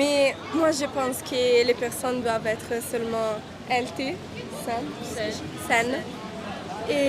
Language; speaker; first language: French; non-native, learner; English